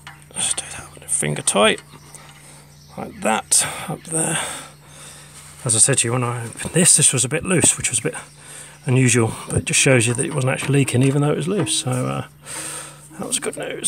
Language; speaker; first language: English; native; English